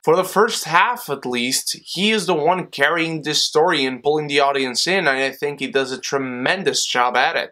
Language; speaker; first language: English; non-native, fluent; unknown